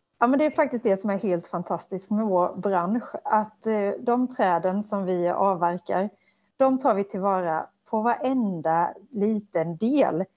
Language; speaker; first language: Swedish; native; Swedish